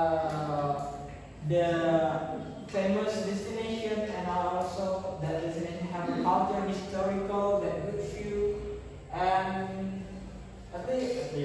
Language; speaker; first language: English; non-native, learner; Indonesian